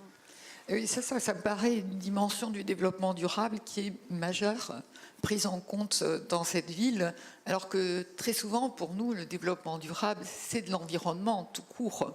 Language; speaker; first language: French; native; French